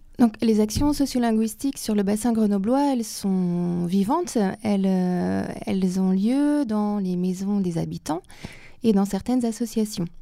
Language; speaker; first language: French; native; French